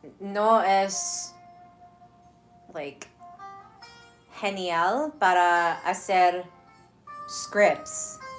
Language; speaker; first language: Spanish; non-native, learner; English